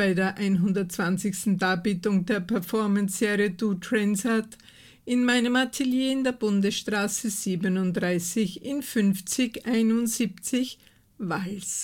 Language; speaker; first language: German; native; German